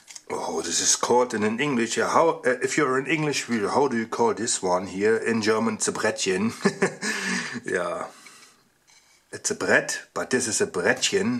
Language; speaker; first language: English; non-native, fluent; German